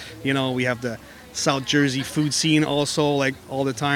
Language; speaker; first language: English; native; English